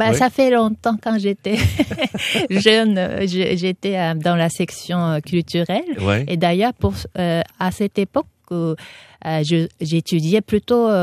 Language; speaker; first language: French; non-native, fluent; Japanese